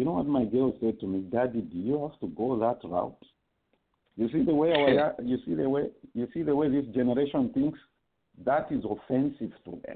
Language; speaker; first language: English; non-native, local second language; Bemba